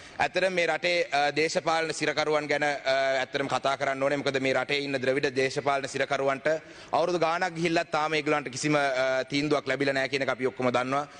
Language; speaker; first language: Sinhala; non-native, local second language; Tamil